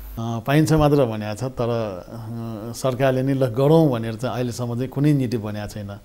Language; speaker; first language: Nepali; non-native, local second language; Newari